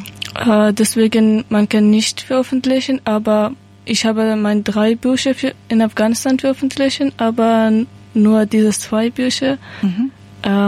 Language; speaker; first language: German; non-native, learner; Persian